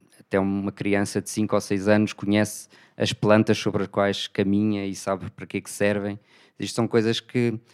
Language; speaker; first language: Portuguese; native; Portuguese